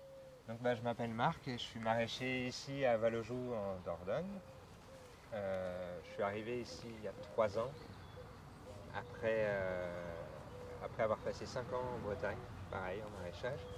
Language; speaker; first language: French; native; French